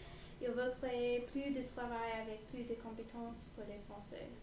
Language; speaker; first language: French; non-native, learner; English